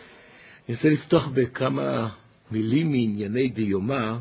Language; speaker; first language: Hebrew; native; Hebrew